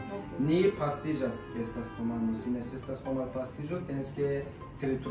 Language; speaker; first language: Spanish; non-native, fluent; Turkish